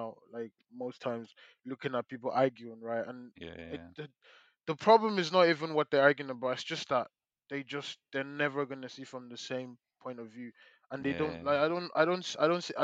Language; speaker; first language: English; native; English